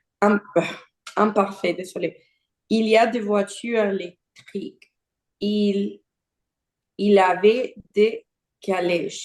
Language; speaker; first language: French; non-native, learner; Portuguese